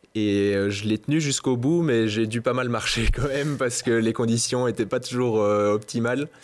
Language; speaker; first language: French; native; French